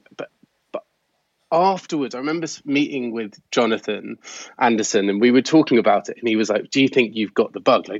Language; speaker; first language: English; native; English